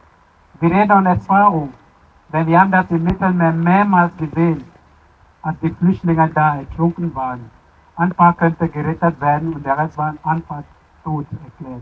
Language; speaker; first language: German; non-native, fluent; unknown